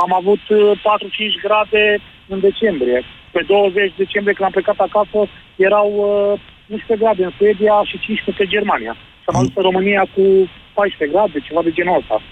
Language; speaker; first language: Romanian; native; Romanian